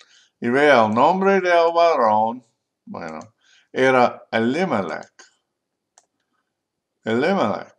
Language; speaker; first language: Spanish; non-native, learner; English